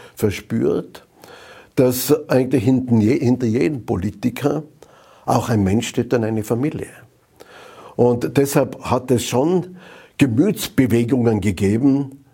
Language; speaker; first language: German; native; German